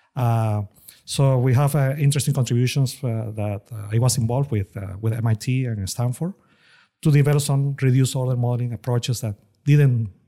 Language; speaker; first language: English; non-native, fluent; Spanish